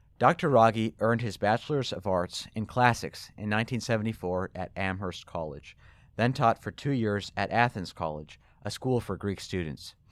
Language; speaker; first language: English; native; English